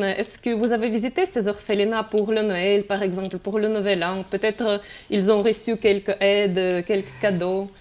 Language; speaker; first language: French; non-native, fluent; Russian